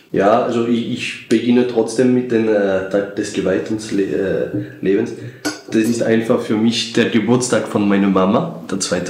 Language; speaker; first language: German; non-native, fluent; French